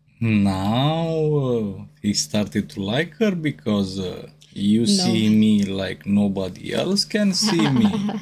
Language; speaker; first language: English; non-native, fluent; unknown